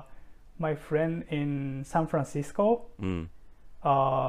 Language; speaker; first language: English; non-native, fluent; Japanese